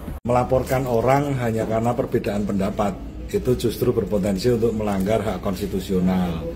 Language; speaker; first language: Indonesian; native; Indonesian